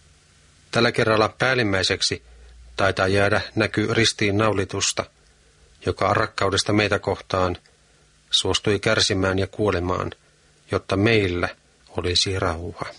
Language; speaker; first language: Finnish; native; Finnish